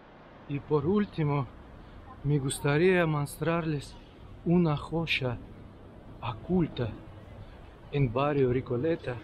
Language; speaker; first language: Spanish; non-native, fluent; Russian